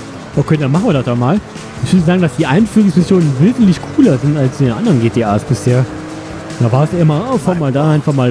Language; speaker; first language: German; native; German